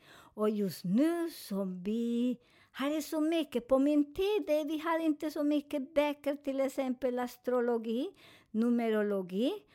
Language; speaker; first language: Swedish; non-native, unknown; Spanish